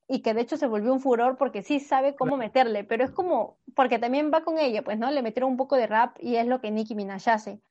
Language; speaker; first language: Spanish; native; Spanish